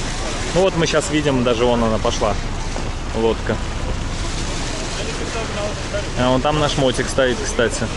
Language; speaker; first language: Russian; native; Russian